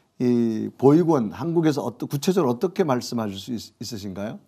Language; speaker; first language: Korean; native; Korean